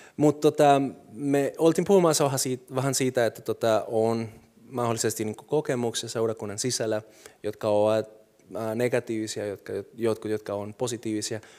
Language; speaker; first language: Finnish; non-native, fluent; Spanish